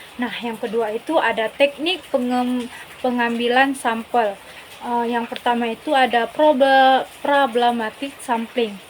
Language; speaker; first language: Indonesian; native; Indonesian